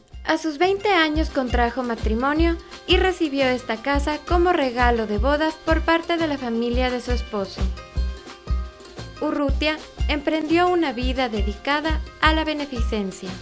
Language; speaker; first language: Spanish; native; Spanish